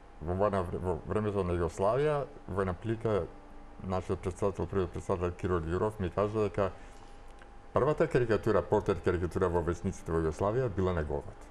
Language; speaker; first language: Macedonian; native; Macedonian